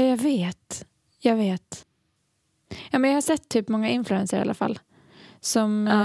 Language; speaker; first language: Swedish; native; Swedish